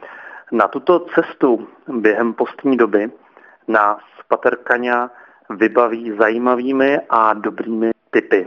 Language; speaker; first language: Czech; native; Czech